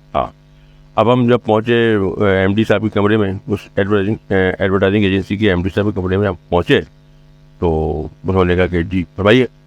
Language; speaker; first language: Urdu; native; Urdu